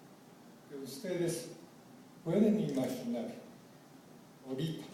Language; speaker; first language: Spanish; non-native, fluent; Japanese